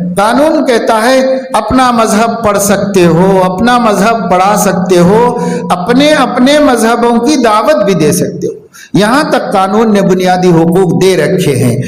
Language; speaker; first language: Urdu; native; Urdu